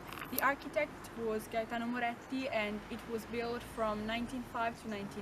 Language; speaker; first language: English; non-native, learner; Italian